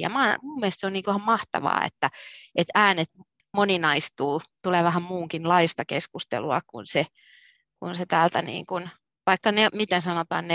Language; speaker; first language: Finnish; native; Finnish